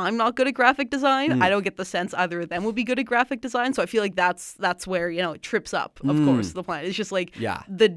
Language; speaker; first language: English; native; English